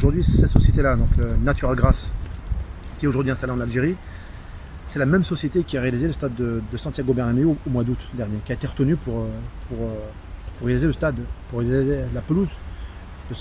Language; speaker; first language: French; non-native, local second language; Arabic